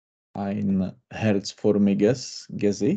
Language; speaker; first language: German; non-native, learner; Czech